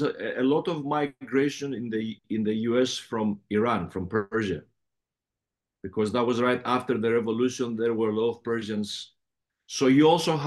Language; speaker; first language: English; non-native, fluent; Greek